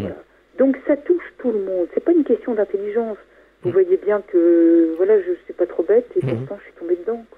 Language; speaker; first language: French; native; French